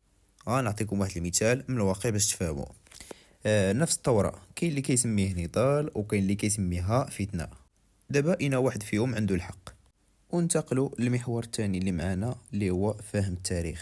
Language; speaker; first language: Arabic; native; Arabic